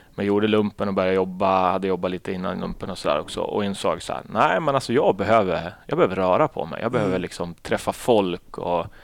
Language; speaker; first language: Swedish; native; Swedish